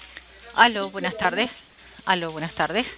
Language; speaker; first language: Spanish; native; Spanish